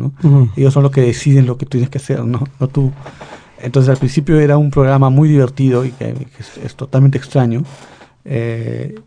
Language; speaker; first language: Spanish; native; Spanish